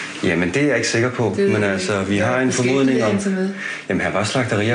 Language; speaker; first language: Danish; native; Danish